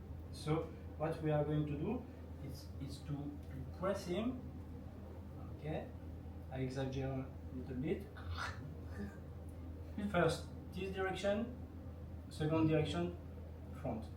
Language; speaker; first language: English; non-native, learner; French